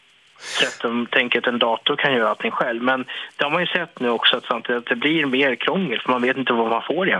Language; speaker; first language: Swedish; native; Swedish